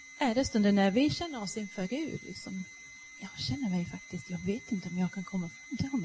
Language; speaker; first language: Swedish; non-native, fluent; English